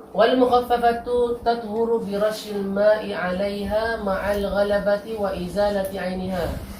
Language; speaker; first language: Malay; native; Malay